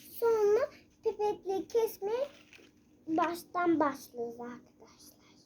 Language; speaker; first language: Turkish; native; Turkish